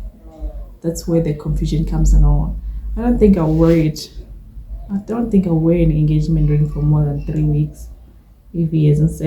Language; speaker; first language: English; non-native, local second language; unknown